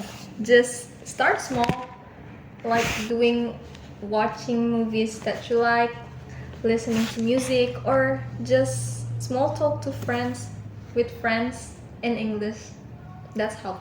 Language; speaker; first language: English; non-native, learner; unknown